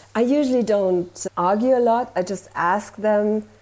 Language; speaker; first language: English; non-native, fluent; German